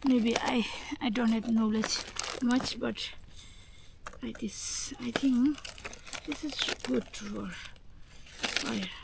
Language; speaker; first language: English; non-native, learner; Tibetan